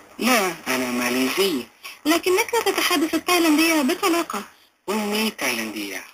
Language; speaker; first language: Arabic; non-native, fluent; Malay